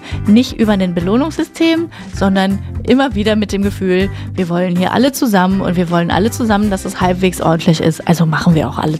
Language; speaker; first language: German; native; German